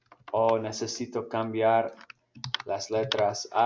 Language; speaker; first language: Spanish; non-native, fluent; English